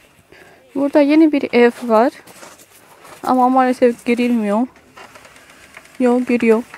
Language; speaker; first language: Turkish; non-native, learner; Romanian